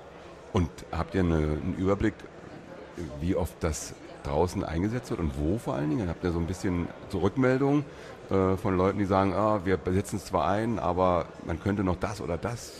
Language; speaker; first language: German; native; German